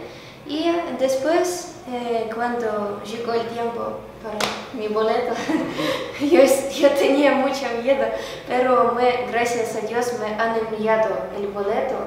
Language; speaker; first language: Spanish; non-native, learner; Ukrainian